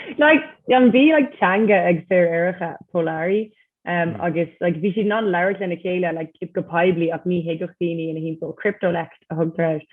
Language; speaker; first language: Irish; non-native, local second language; English